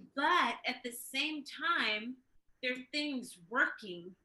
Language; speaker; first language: English; early bilingual, other home language; Swedish